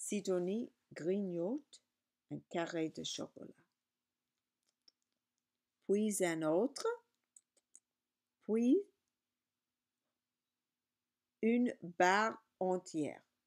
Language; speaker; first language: French; non-native, learner; English